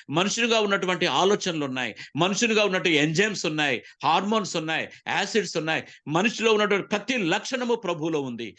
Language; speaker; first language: Telugu; non-native, local second language; Koya